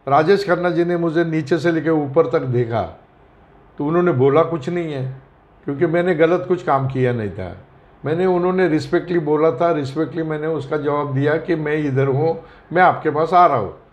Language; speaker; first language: Hindi; non-native, local second language; Marathi